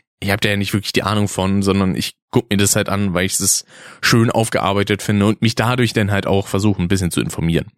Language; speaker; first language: German; native; German